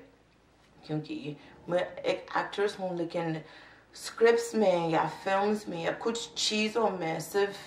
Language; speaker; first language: Hindi; non-native, learner; English